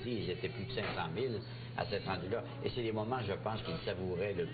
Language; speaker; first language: French; native; French